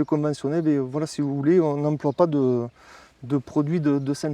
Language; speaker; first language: French; native; French